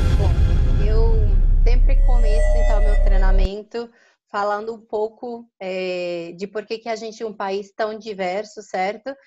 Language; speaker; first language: Portuguese; non-native, fluent; Spanish